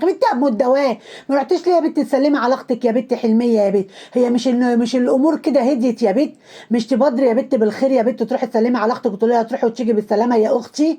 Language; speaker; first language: Arabic; native; Arabic